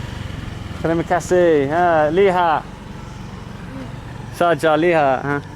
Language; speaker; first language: Indonesian; non-native, learner; English